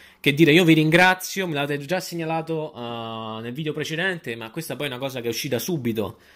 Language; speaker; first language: Italian; native; Italian